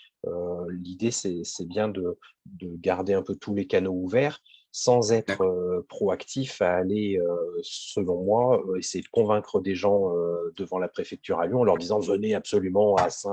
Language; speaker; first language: French; native; French